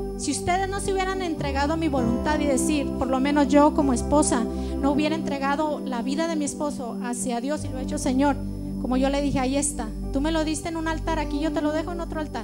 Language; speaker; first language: Spanish; native; Spanish